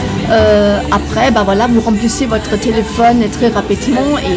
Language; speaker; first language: French; non-native, fluent; German